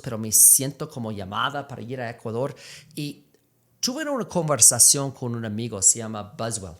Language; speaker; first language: Spanish; non-native, fluent; English